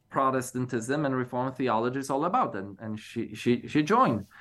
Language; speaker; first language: English; non-native, fluent; Polish